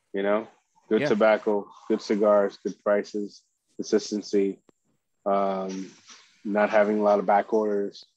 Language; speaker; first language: English; early bilingual, other home language; Spanish